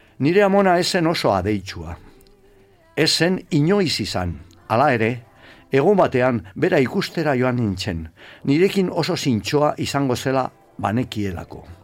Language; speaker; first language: Basque; non-native, local second language; Spanish